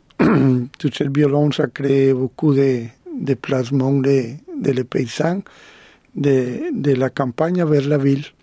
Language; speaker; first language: French; non-native, fluent; Spanish